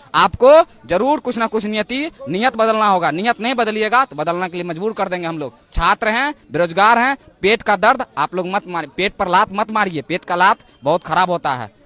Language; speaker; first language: Hindi; native; Hindi